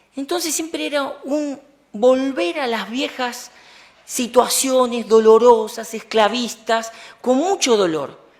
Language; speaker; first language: Spanish; native; Spanish